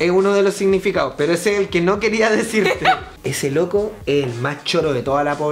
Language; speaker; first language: Spanish; native; Spanish